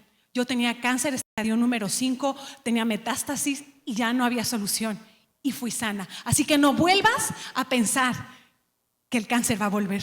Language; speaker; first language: Spanish; native; Spanish